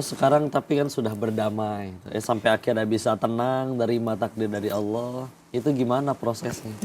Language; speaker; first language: Indonesian; native; Indonesian